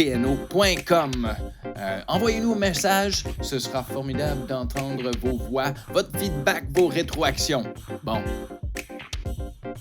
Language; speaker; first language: French; native; French